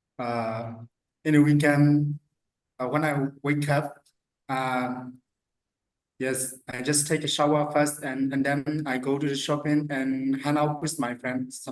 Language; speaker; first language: English; non-native, learner; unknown